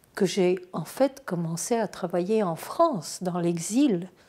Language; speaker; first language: French; non-native, fluent; Turkish